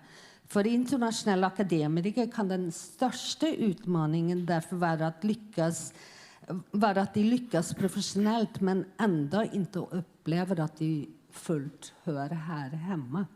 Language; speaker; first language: Swedish; non-native, fluent; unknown